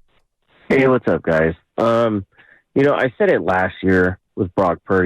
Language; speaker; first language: English; native; English